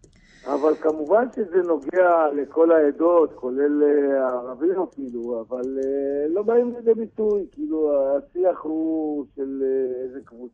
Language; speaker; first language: Hebrew; native; Hebrew